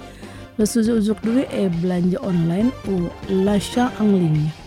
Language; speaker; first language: French; non-native, fluent; Indonesian